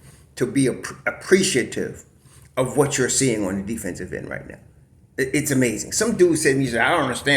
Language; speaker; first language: English; native; English